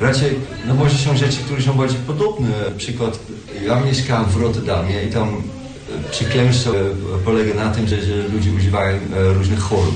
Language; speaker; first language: Polish; non-native, learner; Dutch